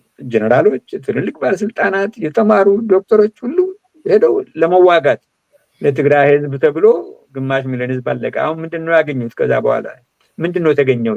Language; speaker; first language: Amharic; non-native, local second language; Oromo